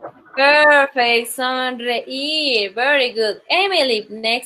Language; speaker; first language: English; non-native, local second language; Spanish